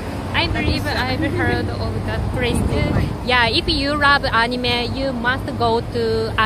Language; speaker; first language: English; non-native, learner; Japanese